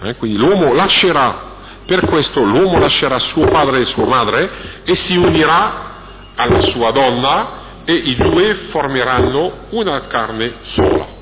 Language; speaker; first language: Italian; non-native, fluent; French